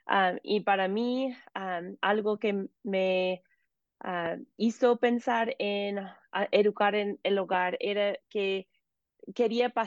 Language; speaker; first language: Spanish; non-native, fluent; English